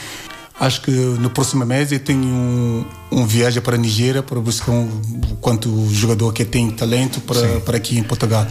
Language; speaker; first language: Portuguese; non-native, learner; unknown